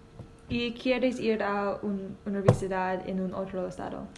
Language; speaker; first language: Spanish; non-native, learner; English